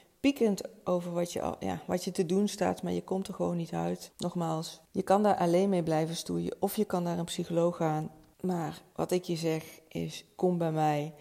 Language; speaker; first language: Dutch; native; Dutch